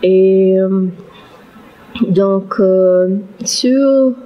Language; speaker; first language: French; non-native, learner; Portuguese